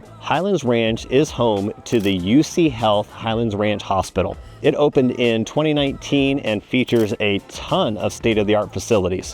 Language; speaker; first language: English; native; English